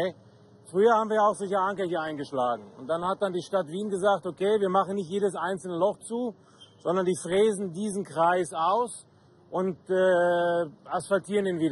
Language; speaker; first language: German; native; German